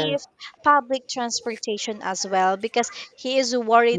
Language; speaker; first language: English; non-native, local second language; Filipino